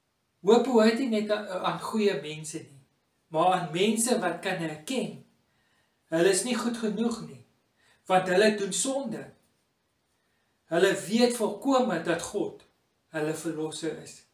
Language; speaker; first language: Afrikaans; native; Afrikaans